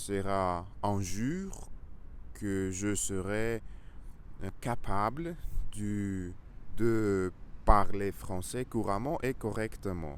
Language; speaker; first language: French; non-native, learner; Russian